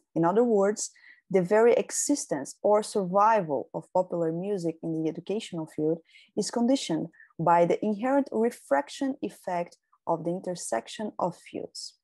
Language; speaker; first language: English; non-native, fluent; Portuguese